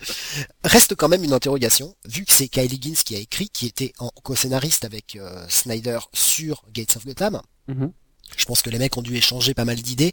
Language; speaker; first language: French; native; French